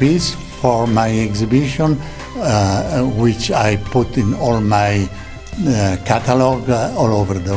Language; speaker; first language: English; non-native, learner; Italian